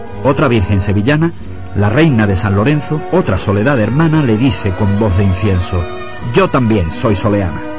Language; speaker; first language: Spanish; native; Spanish